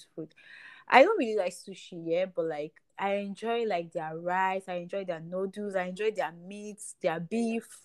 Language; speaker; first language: English; non-native, local second language; Yoruba